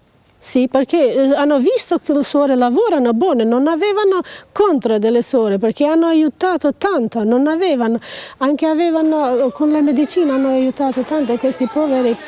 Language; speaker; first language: Italian; non-native, learner; Albanian